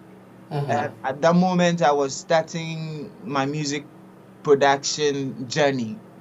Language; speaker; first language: English; non-native, local second language; Akan